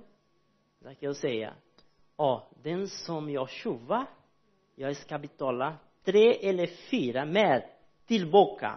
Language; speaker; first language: Swedish; non-native, learner; Portuguese